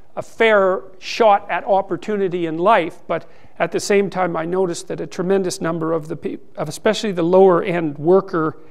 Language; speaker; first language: English; native; English